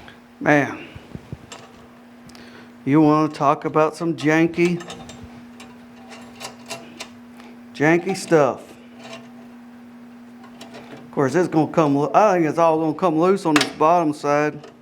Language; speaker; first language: English; native; English